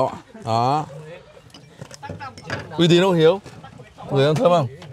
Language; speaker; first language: Vietnamese; native; Vietnamese